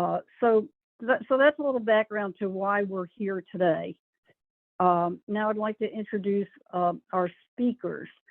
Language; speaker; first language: English; native; English